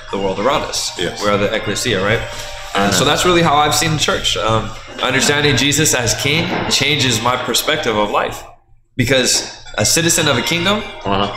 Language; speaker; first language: English; native; English